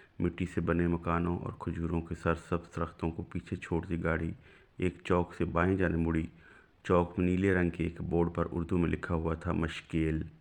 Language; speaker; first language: Urdu; non-native, local second language; Punjabi